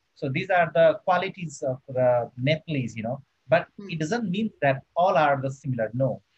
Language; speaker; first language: English; non-native, local second language; Nepali